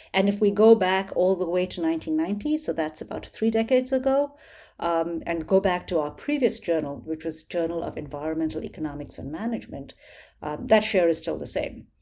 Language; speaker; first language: English; non-native, local second language; Hindi